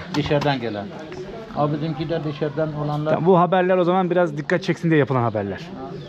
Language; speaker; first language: Turkish; native; Turkish